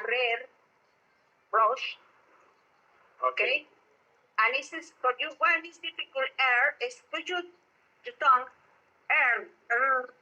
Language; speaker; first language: English; non-native, learner; Spanish